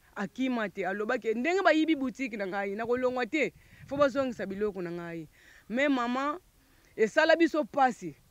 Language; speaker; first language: Lingala; non-native, local second language; Kongo